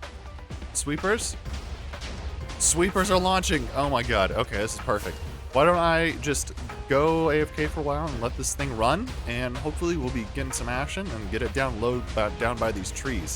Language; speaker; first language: English; native; English